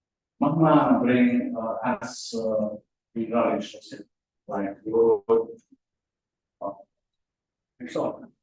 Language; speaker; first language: English; non-native, learner; Indonesian